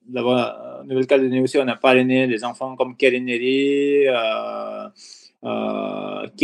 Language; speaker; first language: French; non-native, learner; Nepali